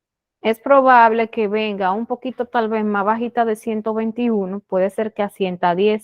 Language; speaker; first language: Spanish; native; Spanish